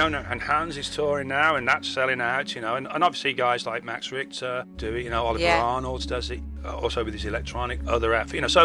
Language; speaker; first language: English; native; English